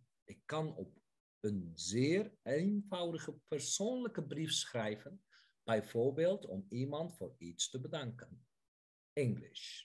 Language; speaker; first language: Dutch; non-native, fluent; Turkish